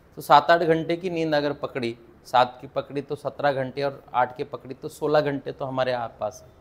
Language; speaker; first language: Hindi; non-native, local second language; Marathi